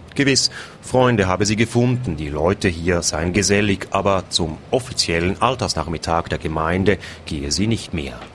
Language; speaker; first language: German; native; German